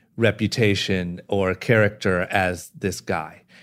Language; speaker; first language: English; native; English